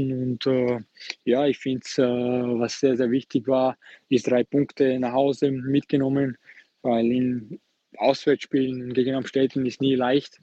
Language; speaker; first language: German; non-native, fluent; Georgian